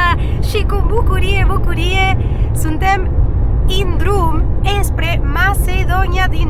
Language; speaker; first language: Romanian; non-native, learner; Spanish